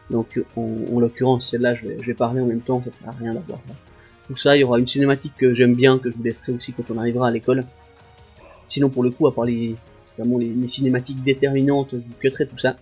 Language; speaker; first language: French; native; French